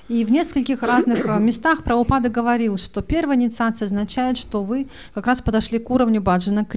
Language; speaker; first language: Russian; native; Russian